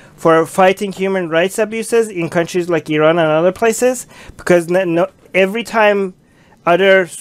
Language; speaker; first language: English; native; English